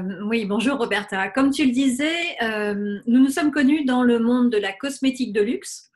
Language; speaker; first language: French; native; French